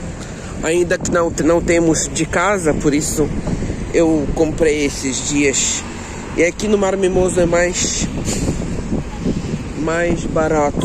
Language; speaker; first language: Portuguese; non-native, learner; Ukrainian